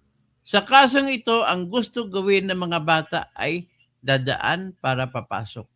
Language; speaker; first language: Filipino; native; Filipino